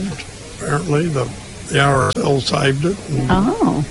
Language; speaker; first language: English; native; English